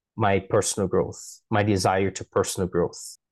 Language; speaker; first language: English; non-native, fluent; Portuguese